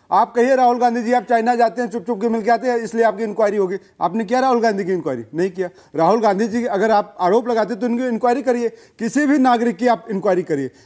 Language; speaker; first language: Hindi; native; Hindi